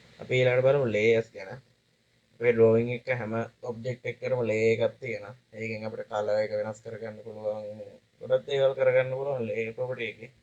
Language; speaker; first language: Sinhala; native; Sinhala